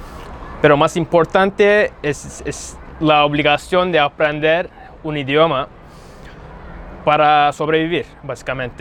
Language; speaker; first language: Spanish; non-native, fluent; Turkish